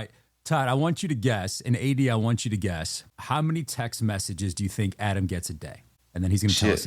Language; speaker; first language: English; native; English